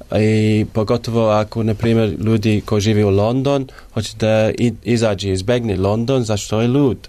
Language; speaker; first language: Serbian; non-native, learner; English